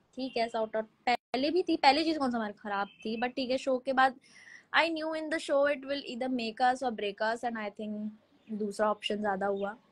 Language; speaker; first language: Hindi; native; Hindi